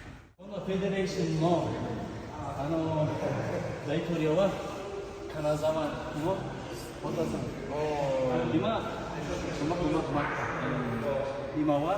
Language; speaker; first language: Japanese; non-native, learner; Kyrgyz